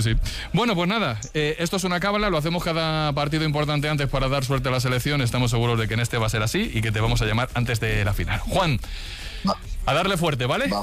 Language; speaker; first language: Spanish; native; Spanish